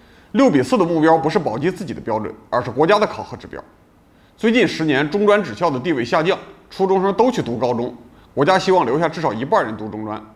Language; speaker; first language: Chinese; native; Chinese